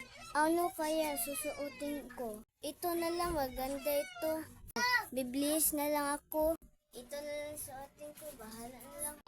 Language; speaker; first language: Filipino; non-native, local second language; Cebuano